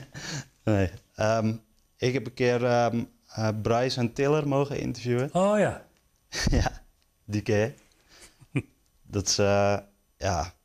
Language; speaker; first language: Dutch; native; Dutch